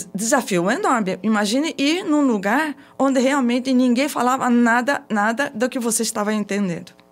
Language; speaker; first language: Portuguese; early bilingual, other home language; Japanese